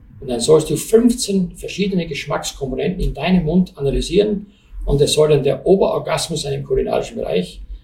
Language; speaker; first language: German; native; German